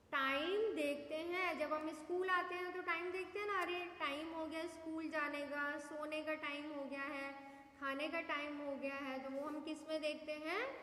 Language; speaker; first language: Hindi; native; Hindi